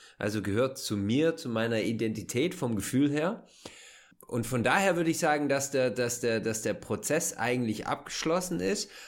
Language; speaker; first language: German; native; German